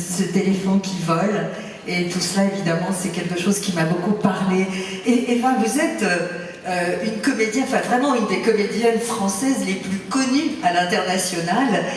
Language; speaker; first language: French; native; French